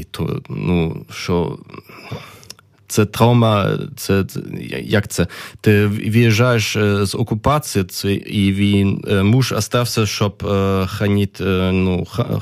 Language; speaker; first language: Ukrainian; early bilingual, heritage; German